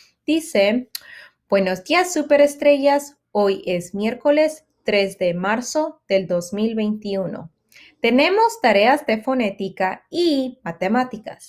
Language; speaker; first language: Spanish; early bilingual, heritage; Spanish